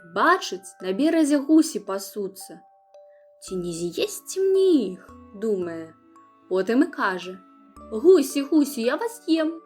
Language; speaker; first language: Belarusian; non-native, local second language; Russian